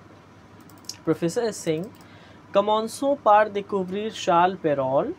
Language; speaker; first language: French; non-native, fluent; Hindi